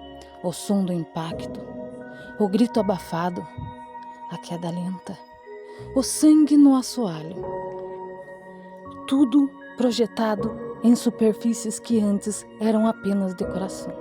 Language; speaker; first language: Portuguese; native; Portuguese